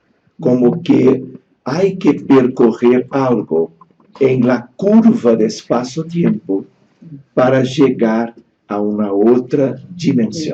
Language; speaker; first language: Spanish; non-native, fluent; Portuguese